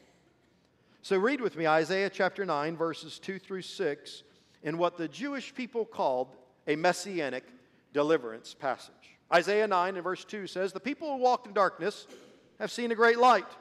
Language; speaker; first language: English; early bilingual, other home language; Swedish